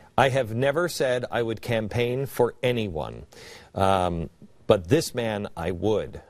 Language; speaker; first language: English; native; English